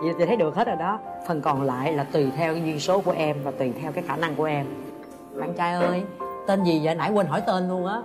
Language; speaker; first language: Vietnamese; native; Vietnamese